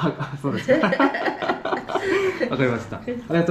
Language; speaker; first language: Japanese; non-native, learner; Korean